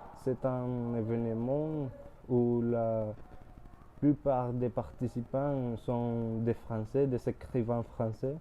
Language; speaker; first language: French; non-native, learner; Spanish